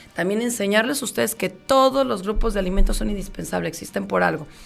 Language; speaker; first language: Spanish; native; Spanish